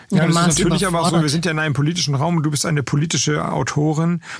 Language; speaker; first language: German; native; German